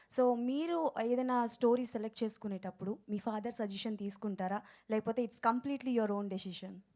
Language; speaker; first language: Telugu; native; Telugu